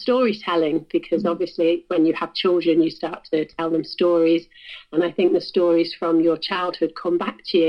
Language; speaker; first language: English; native; English